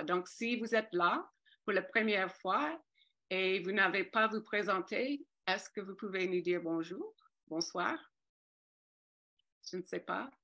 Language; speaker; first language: French; non-native, fluent; English